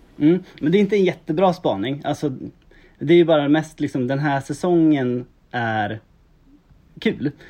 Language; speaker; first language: Swedish; native; Swedish